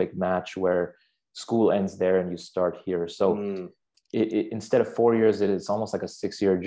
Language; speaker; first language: English; non-native, local second language; Urdu